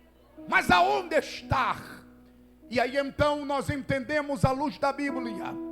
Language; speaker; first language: Portuguese; native; Portuguese